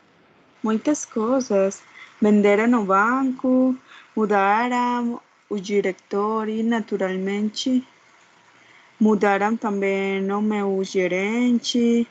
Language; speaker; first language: Portuguese; non-native, learner; Spanish